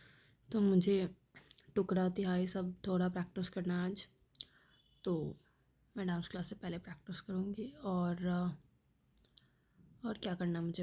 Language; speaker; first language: Hindi; native; Hindi